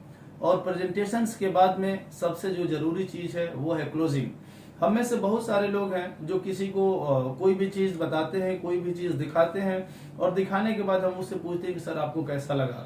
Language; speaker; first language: Hindi; native; Hindi